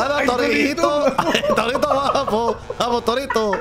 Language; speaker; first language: Spanish; native; Spanish